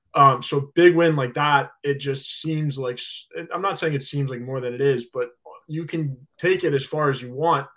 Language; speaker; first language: English; native; English